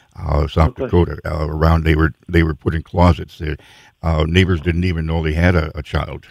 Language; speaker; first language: English; native; English